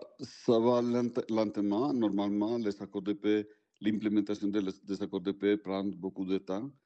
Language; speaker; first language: French; non-native, fluent; Spanish